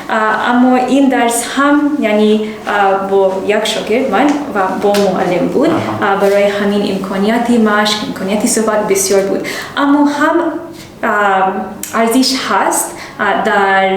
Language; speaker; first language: Persian; non-native, learner; English